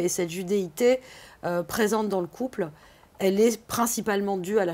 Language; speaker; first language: French; native; French